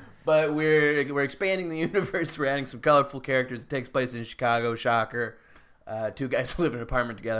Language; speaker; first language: English; native; English